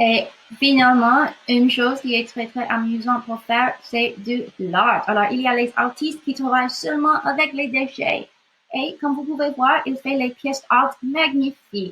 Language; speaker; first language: French; non-native, local second language; English